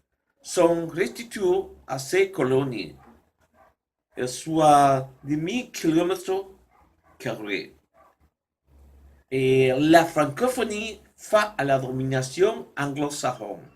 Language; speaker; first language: French; non-native, learner; Spanish